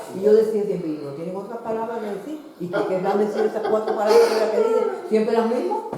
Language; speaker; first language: Spanish; native; Spanish